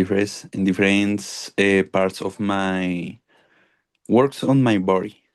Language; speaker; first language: English; non-native, learner; Spanish